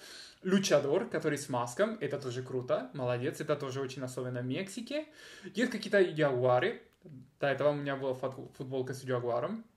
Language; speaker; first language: Russian; non-native, fluent; Spanish